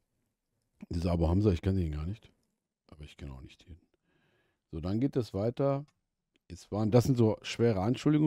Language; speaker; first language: German; native; German